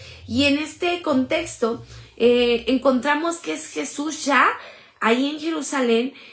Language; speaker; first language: Spanish; native; Spanish